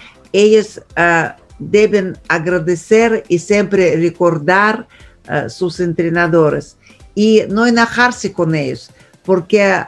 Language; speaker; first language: Spanish; non-native, fluent; Russian